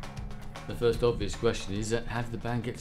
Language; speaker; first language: English; native; English